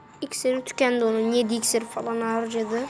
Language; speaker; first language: Turkish; native; Turkish